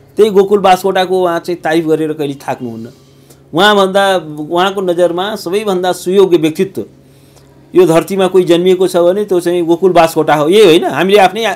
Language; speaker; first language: Nepali; native; Nepali